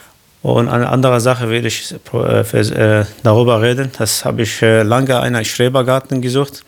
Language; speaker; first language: German; non-native, learner; Arabic